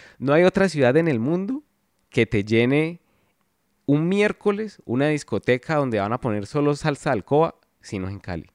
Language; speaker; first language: Spanish; native; Spanish